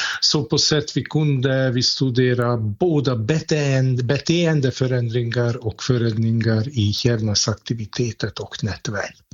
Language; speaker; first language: Swedish; non-native, fluent; Hungarian